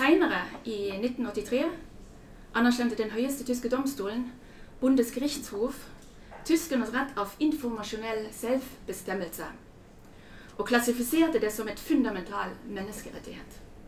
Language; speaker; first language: Norwegian; non-native, fluent; German